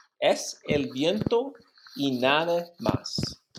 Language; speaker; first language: Spanish; non-native, learner; English